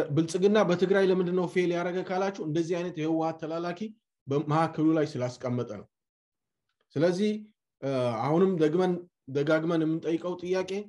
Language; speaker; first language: Amharic; non-native, local second language; Tigrinya